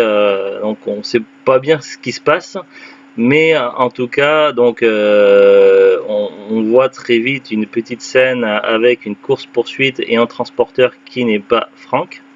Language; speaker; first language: French; native; French